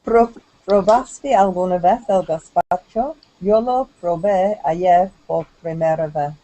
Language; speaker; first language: Spanish; non-native, learner; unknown